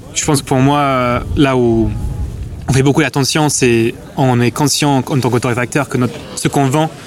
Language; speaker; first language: French; non-native, fluent; English